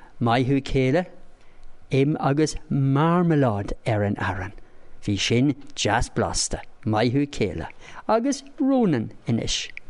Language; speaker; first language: Irish; non-native, local second language; English